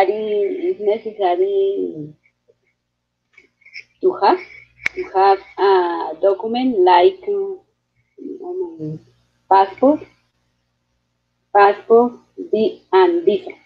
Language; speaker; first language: English; non-native, learner; Spanish